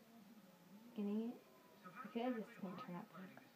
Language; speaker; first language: English; native; English